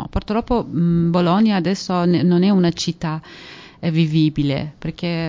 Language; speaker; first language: Italian; non-native, fluent; Persian